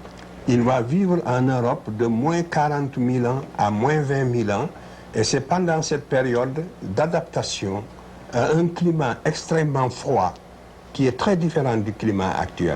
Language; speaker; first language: French; non-native, local second language; Wolof